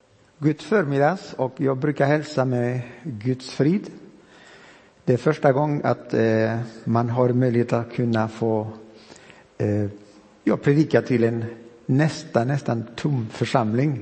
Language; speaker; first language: Swedish; non-native, fluent; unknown